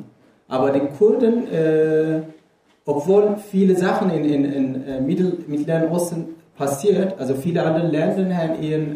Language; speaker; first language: German; non-native, fluent; Kurdish